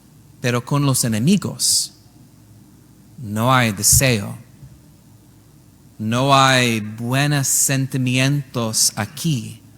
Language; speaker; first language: Spanish; non-native, learner; English